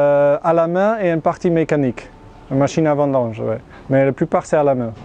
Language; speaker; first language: French; non-native, fluent; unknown